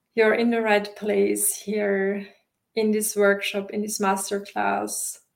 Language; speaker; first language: English; non-native, fluent; German